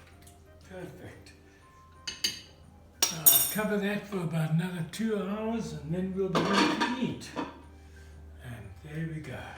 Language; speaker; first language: English; native; English